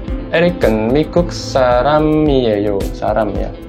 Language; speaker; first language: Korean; non-native, fluent; Indonesian